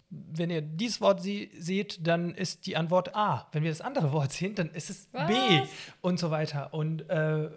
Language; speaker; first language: German; non-native, fluent; Arabic